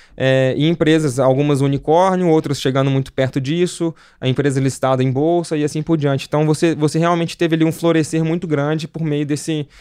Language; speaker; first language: Portuguese; native; Portuguese